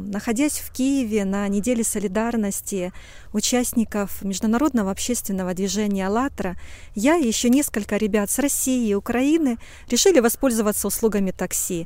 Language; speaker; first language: Russian; native; Russian